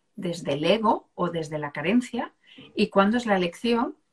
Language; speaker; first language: Spanish; native; Spanish